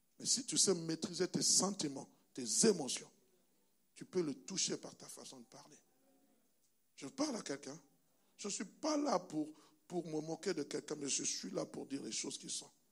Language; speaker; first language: French; non-native, local second language; Lingala